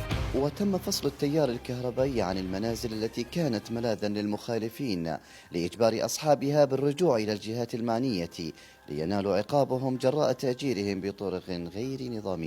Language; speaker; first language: Arabic; native; Arabic